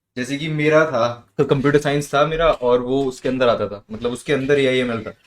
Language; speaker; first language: Hindi; native; Hindi